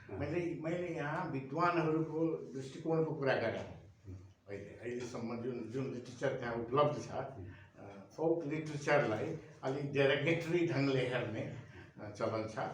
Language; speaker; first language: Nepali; non-native, local second language; Maithili